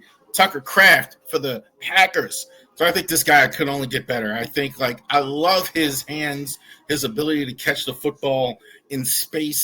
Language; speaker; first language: English; native; English